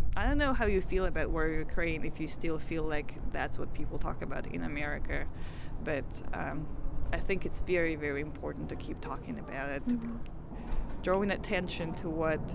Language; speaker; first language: English; non-native, fluent; Russian